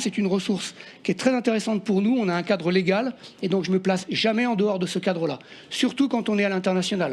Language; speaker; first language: French; native; French